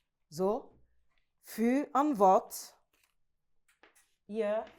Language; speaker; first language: German; non-native, learner; French